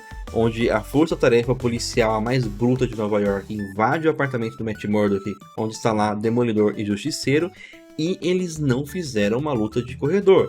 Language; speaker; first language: Portuguese; native; Portuguese